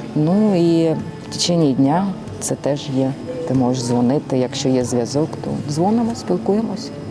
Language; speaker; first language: Ukrainian; native; Ukrainian